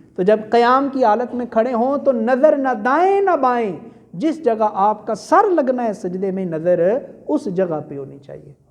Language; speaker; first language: Urdu; non-native, local second language; Punjabi